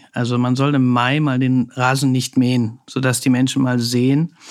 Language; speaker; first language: German; native; German